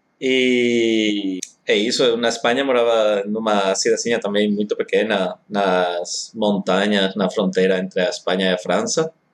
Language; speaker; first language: Portuguese; non-native, fluent; Spanish